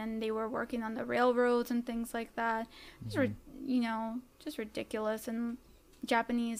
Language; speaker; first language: English; native; English